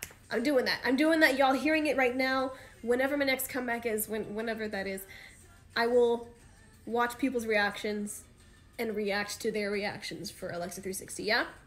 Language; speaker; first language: English; native; English